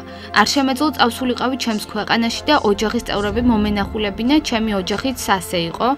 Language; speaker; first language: Georgian; non-native, fluent; Persian